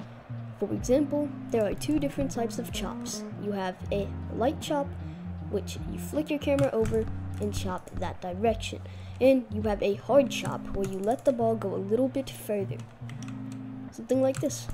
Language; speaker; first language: English; native; English